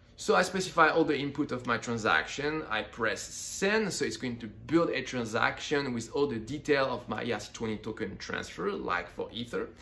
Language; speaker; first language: English; non-native, fluent; French